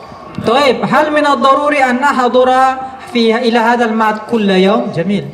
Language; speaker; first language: Arabic; non-native, fluent; Indonesian